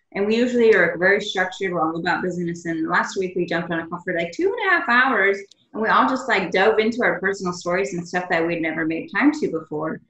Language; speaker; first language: English; native; English